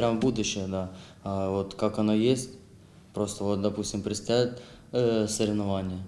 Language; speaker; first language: Russian; non-native, local second language; Ukrainian